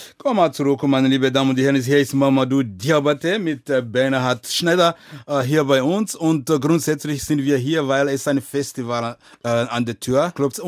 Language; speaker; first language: German; non-native, fluent; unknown